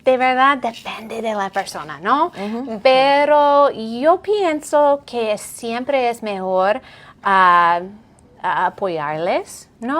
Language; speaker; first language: Spanish; non-native, fluent; English